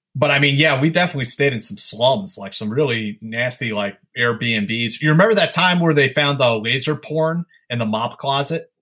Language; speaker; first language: English; native; English